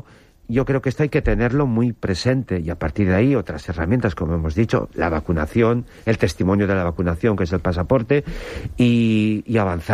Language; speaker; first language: Spanish; native; Spanish